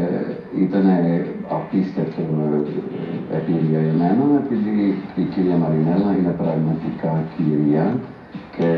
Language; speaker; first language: Greek; non-native, fluent; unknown